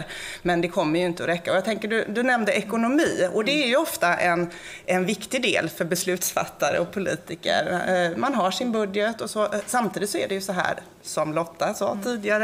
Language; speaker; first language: Swedish; native; Swedish